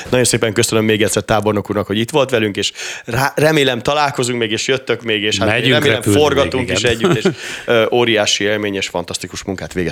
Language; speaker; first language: Hungarian; native; Hungarian